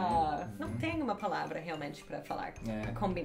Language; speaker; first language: Portuguese; non-native, fluent; English